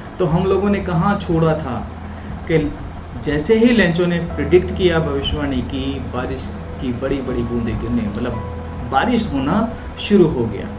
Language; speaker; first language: Hindi; native; Hindi